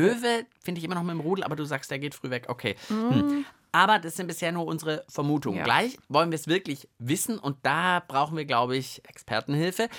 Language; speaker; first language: German; native; German